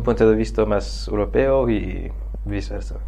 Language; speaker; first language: Spanish; non-native, fluent; French